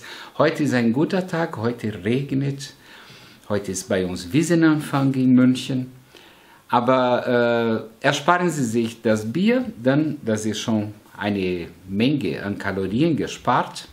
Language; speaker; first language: German; non-native, fluent; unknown